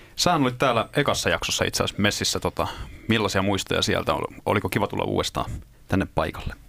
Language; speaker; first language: Finnish; native; Finnish